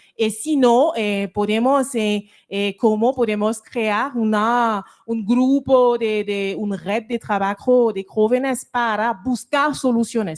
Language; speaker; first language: Spanish; non-native, fluent; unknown